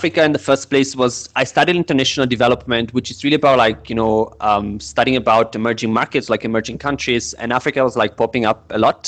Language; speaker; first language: English; non-native, fluent; Italian